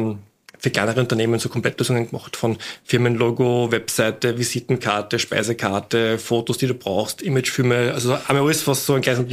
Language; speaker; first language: German; native; German